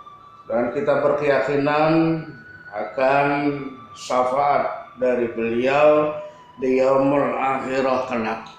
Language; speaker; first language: Indonesian; native; Indonesian